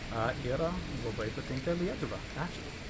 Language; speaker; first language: Lithuanian; non-native, fluent; English